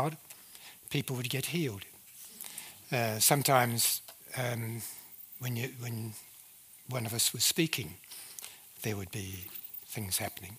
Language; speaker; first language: English; native; English